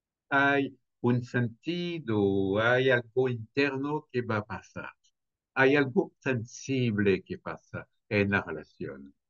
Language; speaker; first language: Spanish; non-native, fluent; French